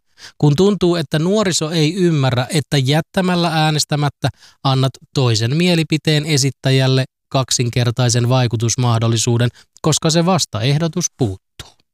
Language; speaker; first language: Finnish; native; Finnish